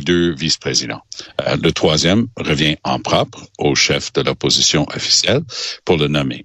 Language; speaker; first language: French; native; French